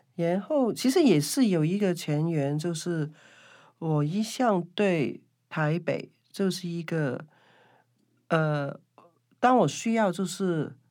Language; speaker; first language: Chinese; non-native, local second language; Cantonese